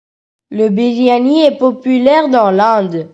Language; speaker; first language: French; non-native, learner; Tamil